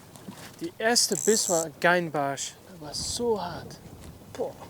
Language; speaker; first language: German; non-native, learner; Dutch